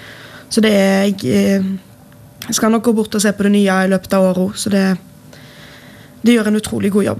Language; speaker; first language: Norwegian; native; Norwegian